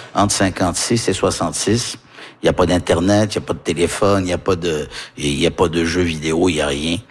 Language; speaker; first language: French; early bilingual, heritage; French